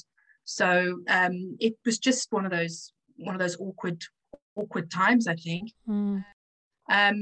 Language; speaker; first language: English; native; English